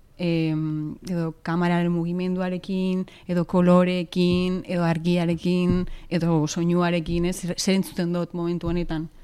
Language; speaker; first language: Basque; native; Basque